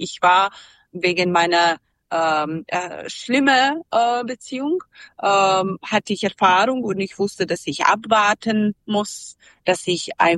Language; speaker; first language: German; non-native, fluent; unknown